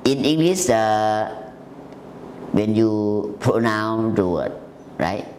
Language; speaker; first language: English; non-native, learner; Thai